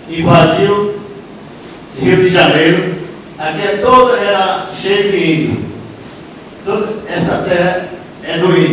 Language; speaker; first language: Portuguese; non-native, local second language; Yanomámi